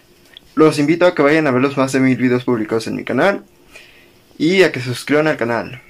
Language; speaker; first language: Spanish; native; Spanish